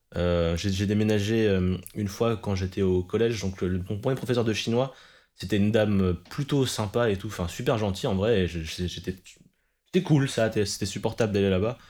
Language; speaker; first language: French; early bilingual, other home language; Cantonese